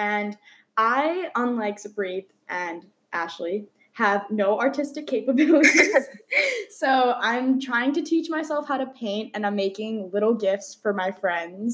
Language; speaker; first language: English; native; English